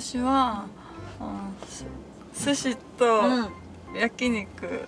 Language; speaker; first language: Japanese; non-native, learner; Korean